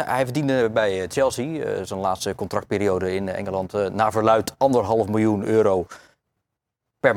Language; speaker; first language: Dutch; native; Dutch